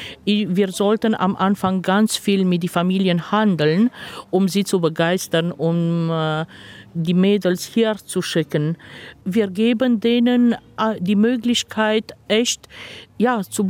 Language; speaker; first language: German; non-native, fluent; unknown